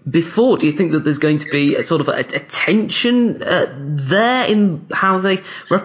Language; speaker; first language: English; native; English